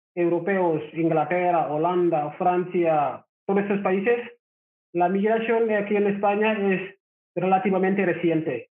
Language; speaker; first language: Spanish; non-native, fluent; Wolof